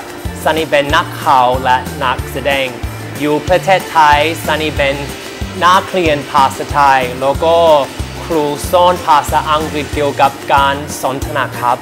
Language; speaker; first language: Thai; non-native, learner; English